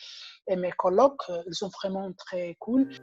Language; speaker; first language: French; non-native, learner; Somali